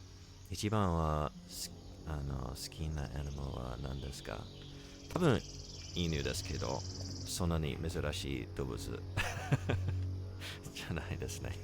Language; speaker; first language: Japanese; non-native, learner; English